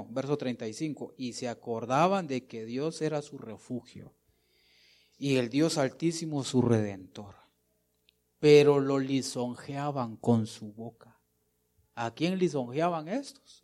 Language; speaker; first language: Spanish; native; Spanish